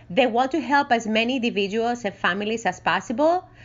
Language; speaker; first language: English; non-native, fluent; Greek